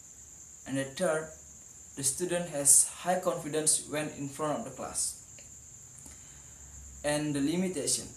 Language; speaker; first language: English; non-native, learner; Indonesian